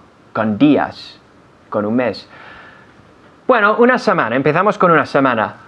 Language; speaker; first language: Spanish; non-native, fluent; English